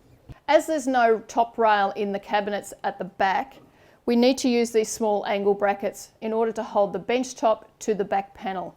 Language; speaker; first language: English; native; English